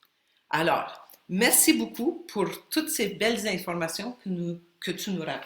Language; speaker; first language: French; non-native, fluent; Spanish